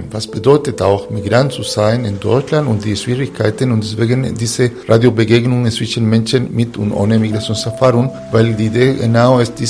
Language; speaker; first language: German; non-native, fluent; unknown